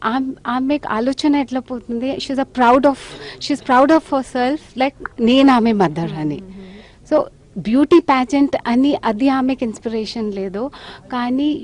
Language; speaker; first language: Telugu; non-native, local second language; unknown